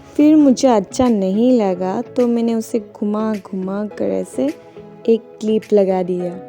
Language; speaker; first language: Hindi; non-native, local second language; Assamese